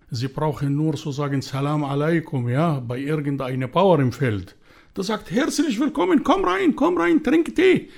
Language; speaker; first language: German; non-native, fluent; Arabic